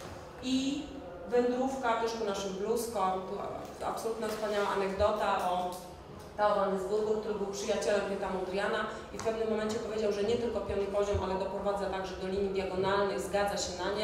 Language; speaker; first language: Polish; native; Polish